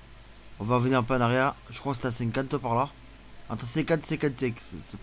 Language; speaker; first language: French; native; French